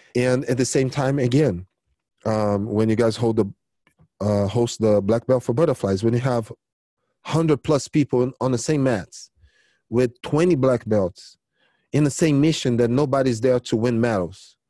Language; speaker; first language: English; early bilingual, other home language; Portuguese